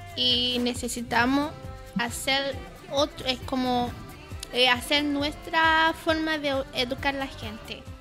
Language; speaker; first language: Spanish; non-native, learner; Haitian Creole